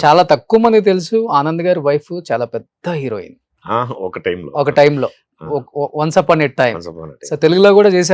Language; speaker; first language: Telugu; native; Telugu